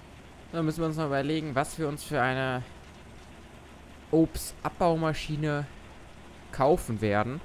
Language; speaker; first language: German; native; German